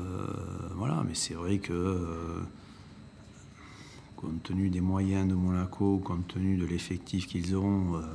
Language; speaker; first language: French; native; French